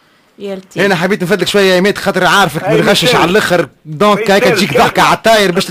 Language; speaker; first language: Arabic; native; Arabic